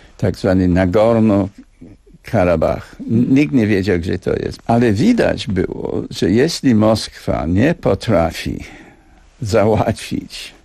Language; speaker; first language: Polish; non-native, fluent; English